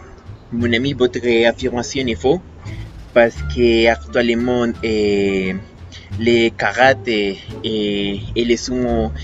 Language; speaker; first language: French; non-native, learner; Spanish